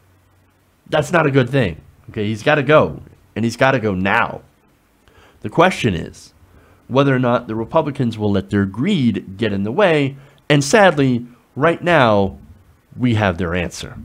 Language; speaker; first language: English; native; English